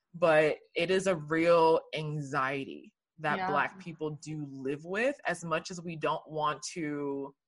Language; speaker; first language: English; early bilingual, other home language; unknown